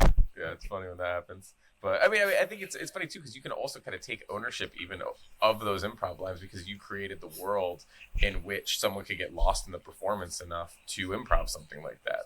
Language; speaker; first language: English; native; English